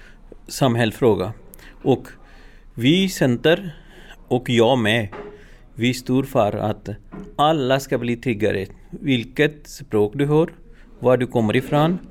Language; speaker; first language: Swedish; non-native, learner; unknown